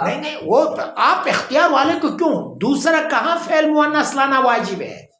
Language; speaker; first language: Urdu; non-native, local second language; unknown